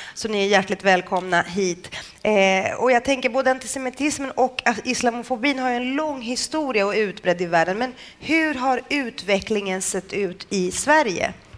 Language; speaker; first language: Swedish; native; Swedish